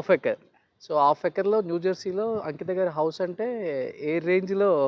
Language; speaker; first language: Telugu; native; Telugu